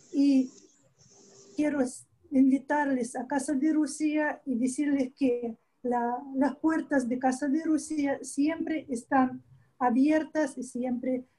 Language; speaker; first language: Spanish; non-native, fluent; Russian